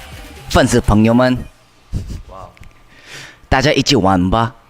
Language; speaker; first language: Chinese; non-native, learner; Korean